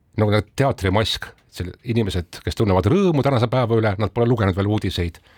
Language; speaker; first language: Estonian; non-native, local second language; Russian